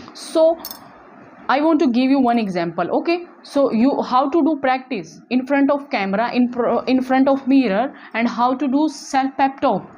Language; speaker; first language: English; non-native, local second language; Hindi